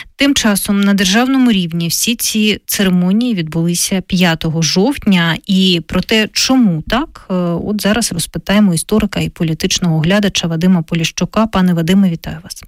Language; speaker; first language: Ukrainian; native; Ukrainian